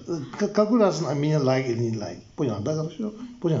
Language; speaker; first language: Russian; non-native, learner; Tibetan